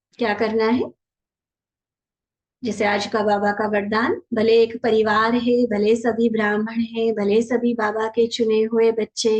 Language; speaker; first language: Hindi; native; Hindi